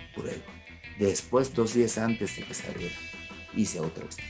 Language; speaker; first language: Spanish; non-native, fluent; Japanese